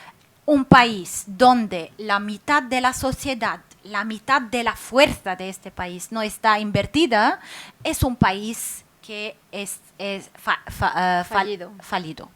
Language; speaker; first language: Spanish; non-native, fluent; Arabic